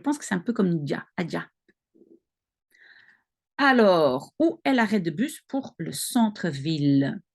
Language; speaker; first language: French; non-native, local second language; Dutch